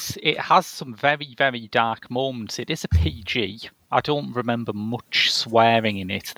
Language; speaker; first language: English; native; English